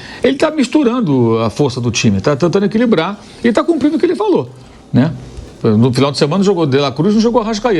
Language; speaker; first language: Portuguese; native; Portuguese